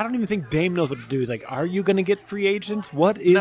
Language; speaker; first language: English; native; English